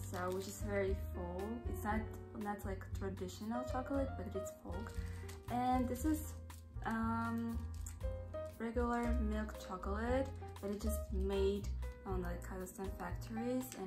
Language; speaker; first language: English; non-native, learner; Russian